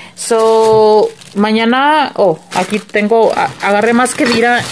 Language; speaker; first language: Spanish; early bilingual, heritage; Spanish